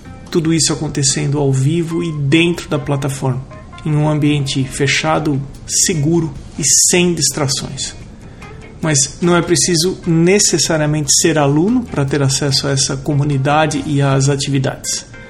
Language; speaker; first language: Portuguese; native; Portuguese